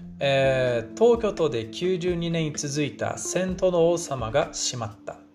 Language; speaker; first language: Japanese; non-native, fluent; Portuguese